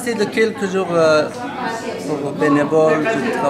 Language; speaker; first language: French; non-native, learner; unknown